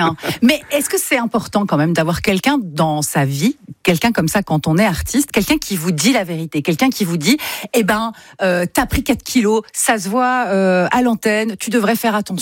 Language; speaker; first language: French; native; French